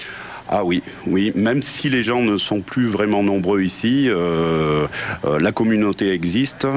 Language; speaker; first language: French; native; French